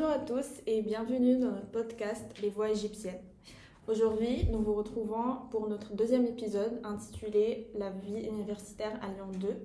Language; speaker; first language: French; non-native, fluent; Arabic